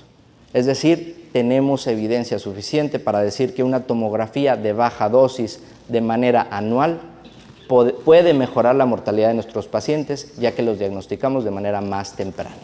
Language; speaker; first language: Spanish; native; Spanish